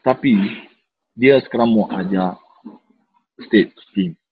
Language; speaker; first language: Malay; non-native, local second language; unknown